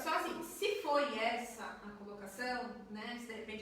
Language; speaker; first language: Portuguese; native; Portuguese